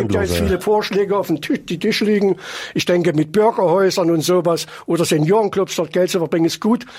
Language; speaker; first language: German; native; German